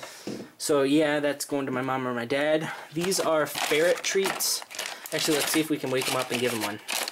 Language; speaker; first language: English; native; English